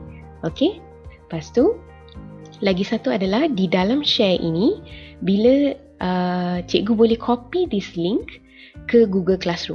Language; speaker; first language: Malay; native; Malay